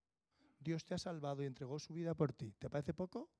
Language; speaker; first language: Spanish; native; Spanish